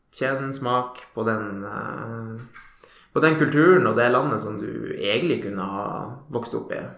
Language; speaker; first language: Norwegian; native; Norwegian